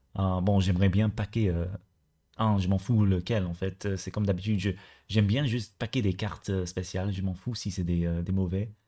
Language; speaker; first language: French; native; French